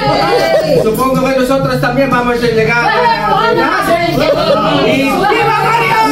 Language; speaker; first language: Spanish; non-native, fluent; Filipino